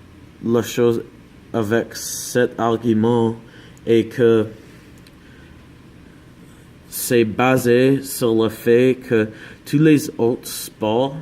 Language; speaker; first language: French; non-native, learner; English